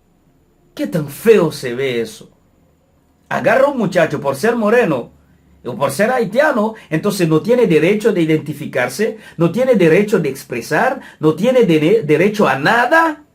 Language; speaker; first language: Spanish; non-native, fluent; Haitian Creole